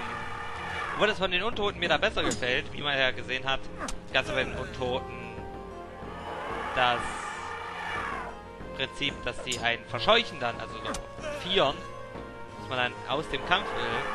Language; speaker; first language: German; native; German